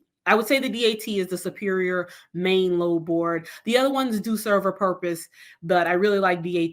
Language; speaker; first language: English; native; English